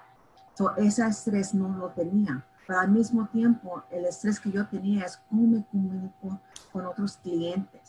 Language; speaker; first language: Spanish; early bilingual, heritage; Spanish